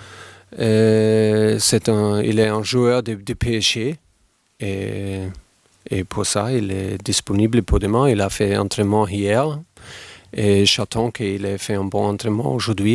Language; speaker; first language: French; non-native, fluent; German